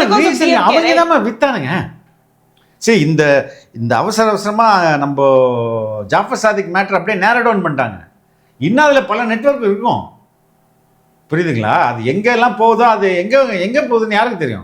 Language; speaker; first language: Tamil; native; Tamil